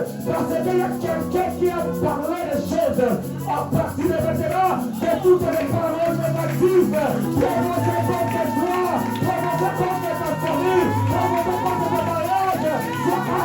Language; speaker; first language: French; non-native, local second language; Lingala